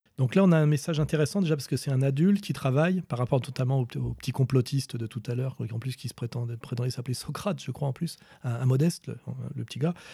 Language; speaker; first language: French; native; French